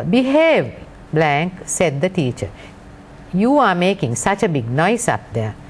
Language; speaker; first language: English; non-native, local second language; Sinhala